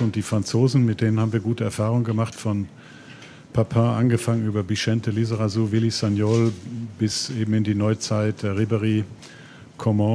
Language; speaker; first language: German; native; German